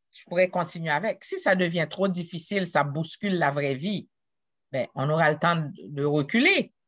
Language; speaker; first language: French; non-native, local second language; Haitian Creole